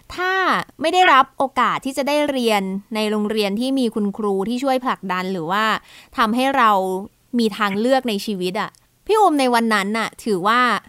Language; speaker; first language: Thai; native; Thai